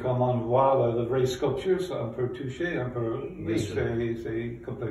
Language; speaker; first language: French; non-native, fluent; English